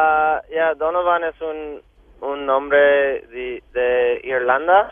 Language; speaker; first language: Spanish; non-native, local second language; English